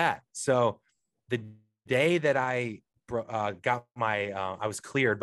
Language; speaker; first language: English; native; English